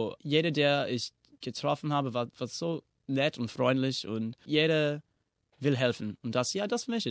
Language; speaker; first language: German; non-native, fluent; English